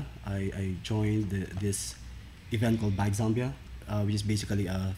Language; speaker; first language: English; non-native, local second language; Filipino